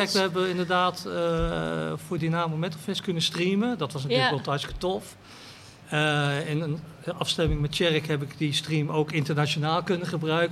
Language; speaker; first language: Dutch; native; Dutch